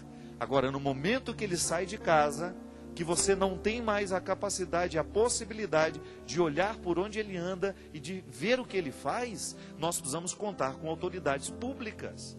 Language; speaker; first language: Portuguese; native; Portuguese